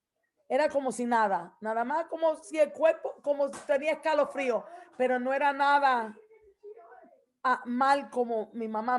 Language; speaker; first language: Spanish; early bilingual, heritage; Spanish